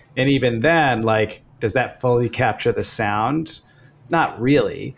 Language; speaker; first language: English; early bilingual, other home language; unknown